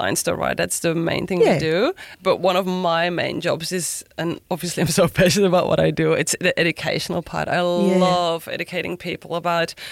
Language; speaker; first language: English; non-native, fluent; Dutch